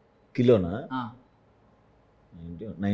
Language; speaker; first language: Telugu; native; Telugu